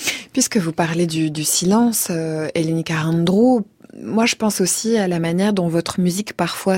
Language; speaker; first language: French; native; French